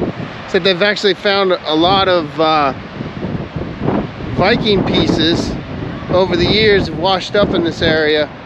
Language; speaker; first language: English; native; English